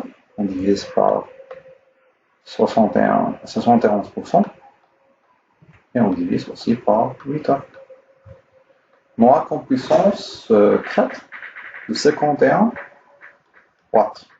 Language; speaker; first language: French; non-native, local second language; Arabic